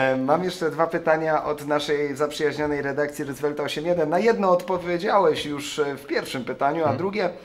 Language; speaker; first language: Polish; native; Polish